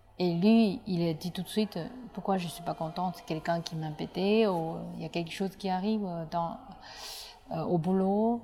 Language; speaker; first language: French; non-native, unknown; Chinese